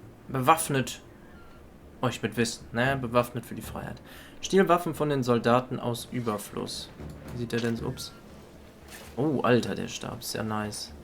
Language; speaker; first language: German; native; German